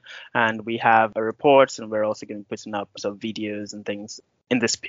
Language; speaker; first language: English; non-native, local second language; Yoruba